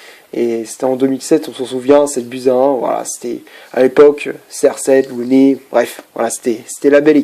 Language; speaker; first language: French; native; French